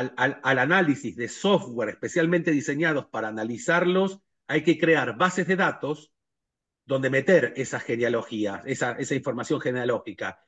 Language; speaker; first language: Spanish; native; Spanish